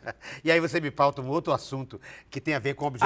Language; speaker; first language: Portuguese; native; Portuguese